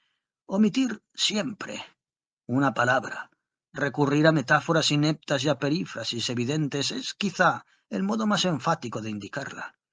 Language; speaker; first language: Spanish; native; Spanish